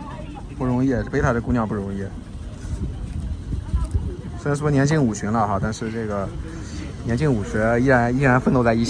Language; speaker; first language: Chinese; native; Chinese